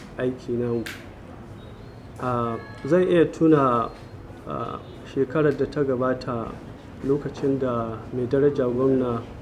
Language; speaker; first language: Hausa; native; Hausa